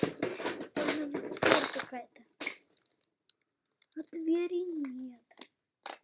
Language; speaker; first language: Russian; early bilingual, heritage; Russian